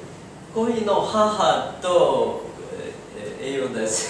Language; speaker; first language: Japanese; non-native, learner; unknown